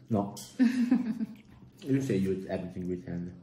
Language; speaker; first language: English; non-native, fluent; Italian